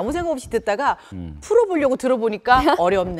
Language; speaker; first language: Korean; native; Korean